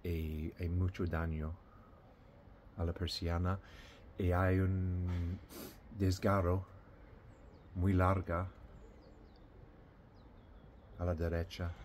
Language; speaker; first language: Spanish; non-native, learner; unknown